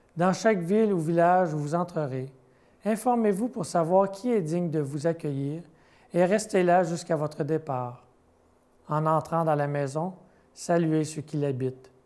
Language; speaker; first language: French; native; French